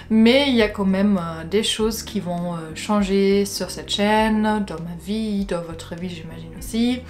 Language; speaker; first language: French; non-native, fluent; German